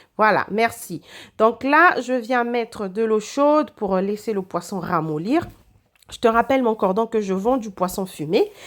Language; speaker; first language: French; non-native, local second language; Lingala